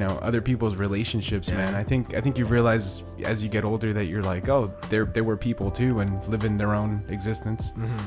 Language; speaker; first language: English; early bilingual, other home language; Spanish